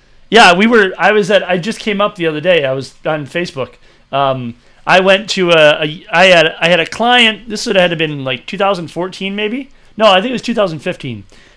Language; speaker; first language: English; native; English